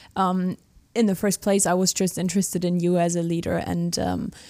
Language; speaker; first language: English; non-native, fluent; German